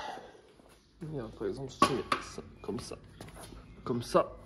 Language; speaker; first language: French; native; French